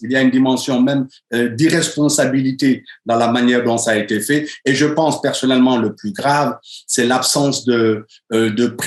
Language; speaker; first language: French; native; French